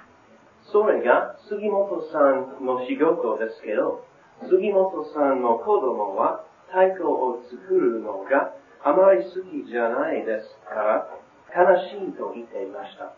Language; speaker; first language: Japanese; non-native, learner; English